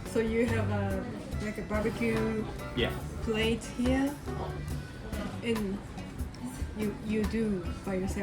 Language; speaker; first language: English; non-native, learner; Japanese